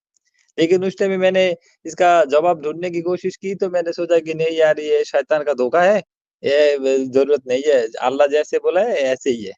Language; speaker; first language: Hindi; non-native, learner; Bangla